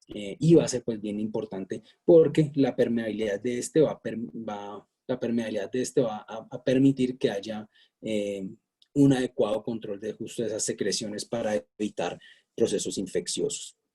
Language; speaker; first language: Spanish; native; Spanish